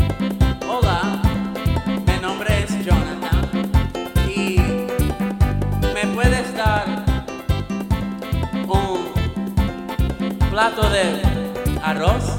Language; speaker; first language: Spanish; non-native, learner; English